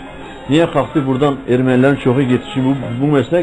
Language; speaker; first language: Turkish; native; Turkish